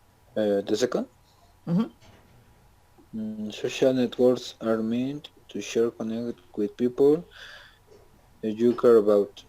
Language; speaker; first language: English; non-native, learner; Spanish